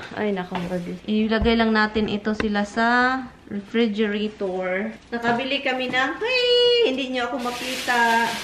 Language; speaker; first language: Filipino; non-native, local second language; Cebuano